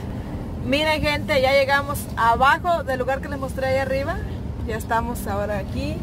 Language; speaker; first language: Spanish; native; Spanish